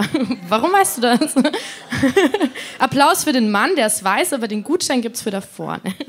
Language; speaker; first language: German; native; German